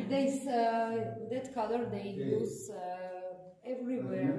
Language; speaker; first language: English; non-native, learner; Armenian